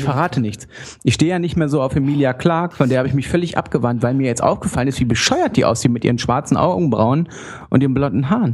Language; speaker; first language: German; native; German